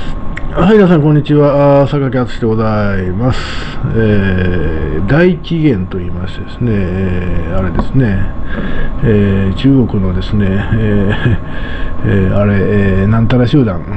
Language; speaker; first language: Japanese; native; Japanese